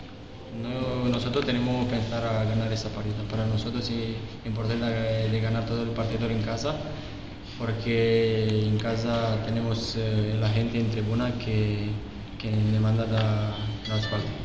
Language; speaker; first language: Spanish; non-native, learner; Romanian